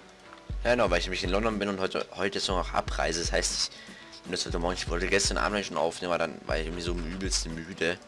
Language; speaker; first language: German; native; German